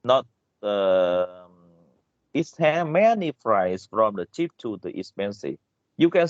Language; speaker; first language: English; non-native, learner; Vietnamese